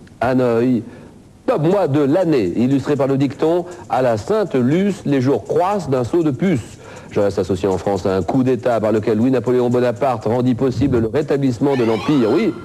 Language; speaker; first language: French; native; French